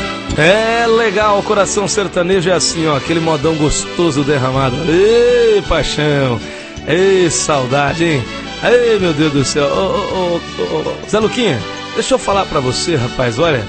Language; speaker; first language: Portuguese; native; Portuguese